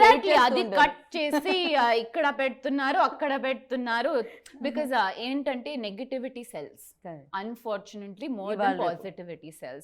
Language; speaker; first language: Telugu; non-native, learner; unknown